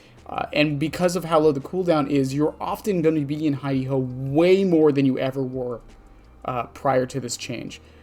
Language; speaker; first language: English; native; English